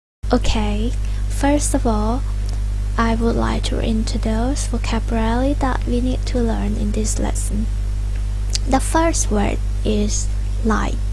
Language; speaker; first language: English; non-native, fluent; Thai